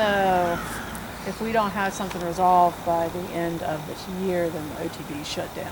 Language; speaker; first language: English; native; English